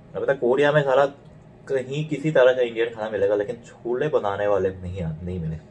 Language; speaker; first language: Hindi; non-native, fluent; Korean